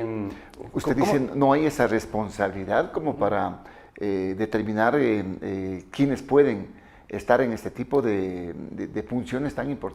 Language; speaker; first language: Spanish; native; Spanish